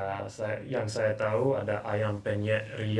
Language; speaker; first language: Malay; non-native, learner; English